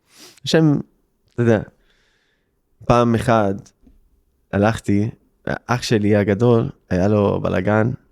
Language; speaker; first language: Hebrew; early bilingual, heritage; English